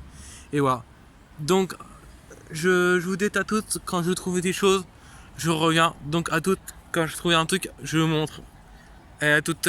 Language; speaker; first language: French; native; French